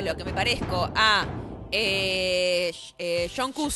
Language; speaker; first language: Spanish; native; Spanish